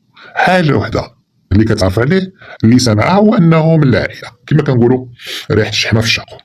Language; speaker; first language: Arabic; native; Arabic